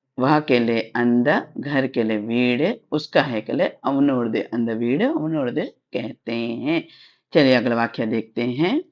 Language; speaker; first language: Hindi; non-native, local second language; Tamil